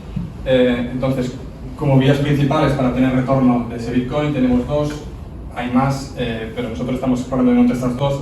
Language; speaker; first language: Spanish; native; Spanish